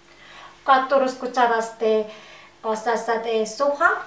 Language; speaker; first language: Spanish; non-native, learner; Korean